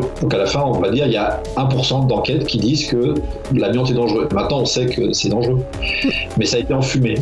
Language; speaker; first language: French; native; French